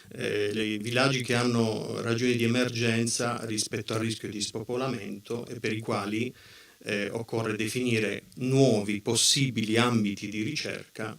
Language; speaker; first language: Italian; native; Italian